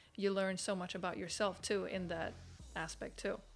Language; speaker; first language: English; non-native, fluent; Swedish